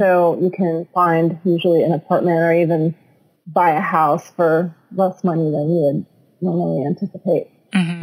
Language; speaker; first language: English; native; English